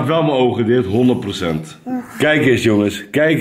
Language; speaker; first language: Dutch; native; Dutch